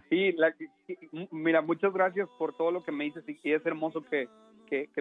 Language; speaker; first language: Spanish; native; Spanish